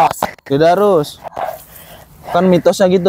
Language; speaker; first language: Indonesian; non-native, local second language; Sundanese